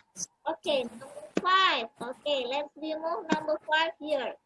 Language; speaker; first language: English; non-native, learner; Indonesian